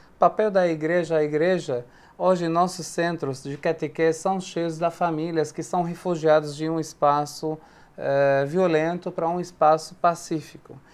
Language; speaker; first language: Portuguese; non-native, fluent; Arabic